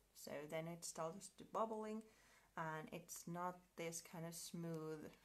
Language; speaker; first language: English; non-native, fluent; Finnish